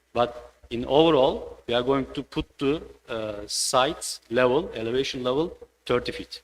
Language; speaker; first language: English; non-native, fluent; Turkish